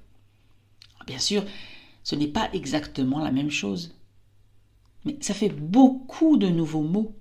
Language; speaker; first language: French; native; French